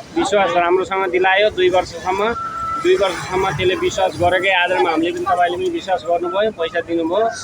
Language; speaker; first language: Nepali; native; Nepali